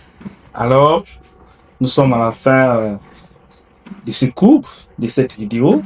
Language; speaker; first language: French; non-native, fluent; Chinese